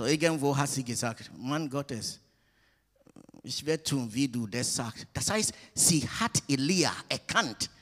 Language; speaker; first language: German; non-native, fluent; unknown